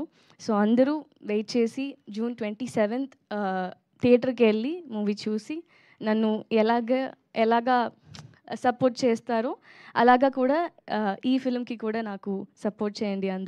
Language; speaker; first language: Telugu; non-native, local second language; Tamil